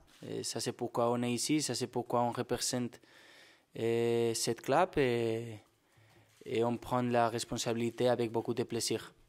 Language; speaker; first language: French; non-native, fluent; Spanish